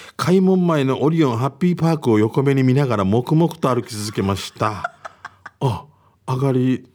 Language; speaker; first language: Japanese; native; Japanese